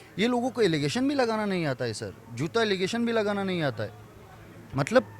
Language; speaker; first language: Hindi; non-native, fluent; Persian